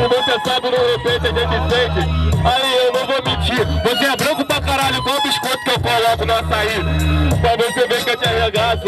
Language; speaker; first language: Portuguese; native; Portuguese